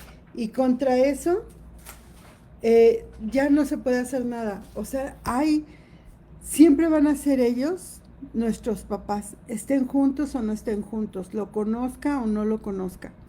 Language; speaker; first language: Spanish; native; Spanish